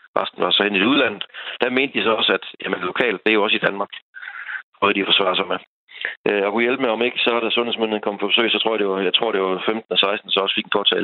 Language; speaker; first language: Danish; native; Danish